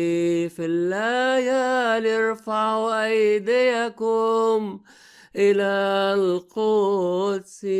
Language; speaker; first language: Arabic; native; Arabic